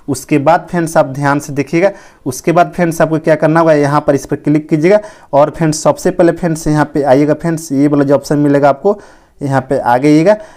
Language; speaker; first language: Hindi; native; Hindi